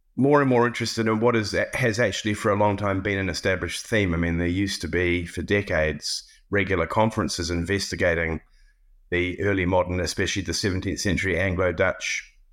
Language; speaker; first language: English; native; English